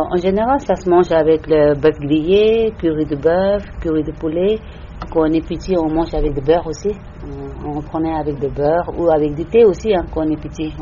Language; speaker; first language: French; non-native, learner; Tibetan